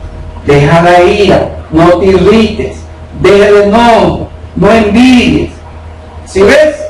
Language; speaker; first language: Spanish; native; Spanish